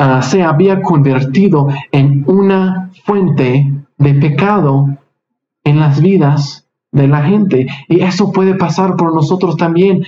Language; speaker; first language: Spanish; non-native, fluent; English